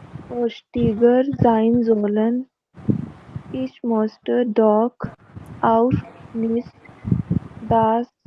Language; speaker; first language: German; non-native, learner; Hindi